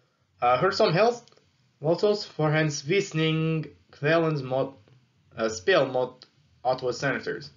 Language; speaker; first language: Swedish; non-native, learner; English